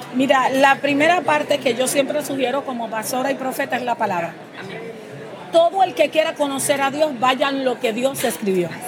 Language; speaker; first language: Spanish; early bilingual, heritage; Spanish